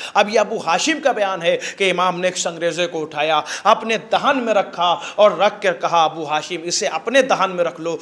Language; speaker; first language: Urdu; native; Urdu